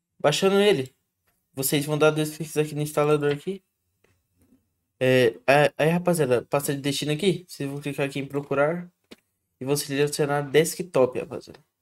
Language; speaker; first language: Portuguese; native; Portuguese